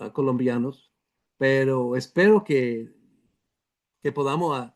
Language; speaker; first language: Spanish; non-native, fluent; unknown